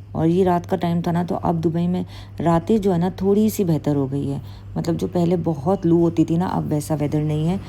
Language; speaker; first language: Urdu; native; Urdu